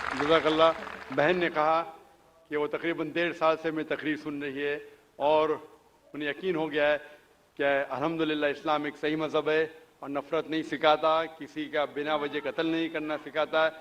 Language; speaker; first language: Hindi; non-native, local second language; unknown